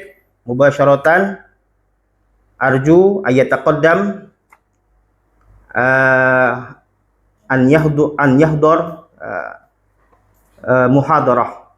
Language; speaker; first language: Arabic; non-native, fluent; Indonesian